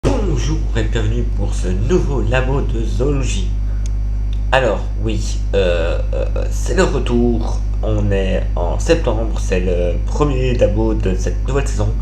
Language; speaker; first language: French; native; French